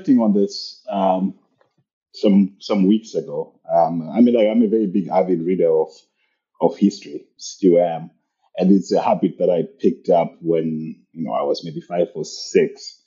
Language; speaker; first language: English; non-native, local second language; Shona